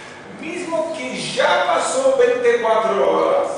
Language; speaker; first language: Spanish; non-native, fluent; Portuguese